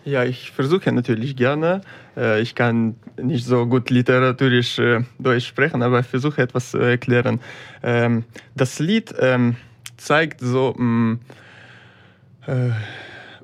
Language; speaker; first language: German; non-native, learner; Ukrainian